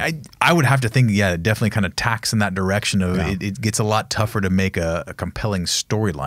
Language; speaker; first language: English; native; English